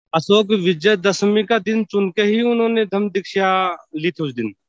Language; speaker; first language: Hindi; native; Hindi